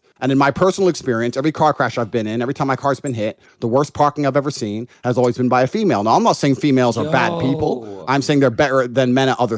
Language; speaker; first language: English; native; English